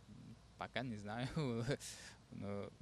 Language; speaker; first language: Russian; non-native, learner; Uzbek